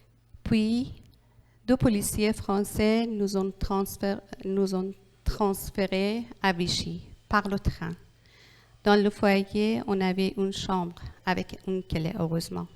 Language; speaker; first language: French; non-native, learner; Persian